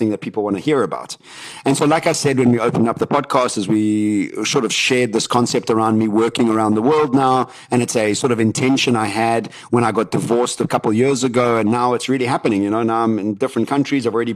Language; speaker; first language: English; native; English